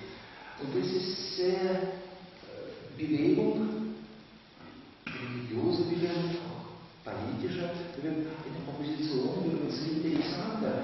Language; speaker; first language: German; non-native, learner; Russian